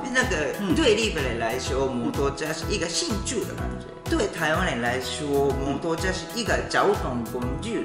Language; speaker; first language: Chinese; non-native, fluent; Japanese